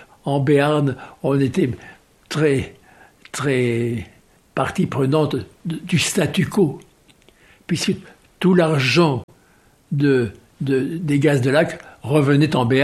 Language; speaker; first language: French; native; French